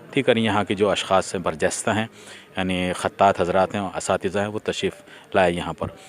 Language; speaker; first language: Urdu; native; Urdu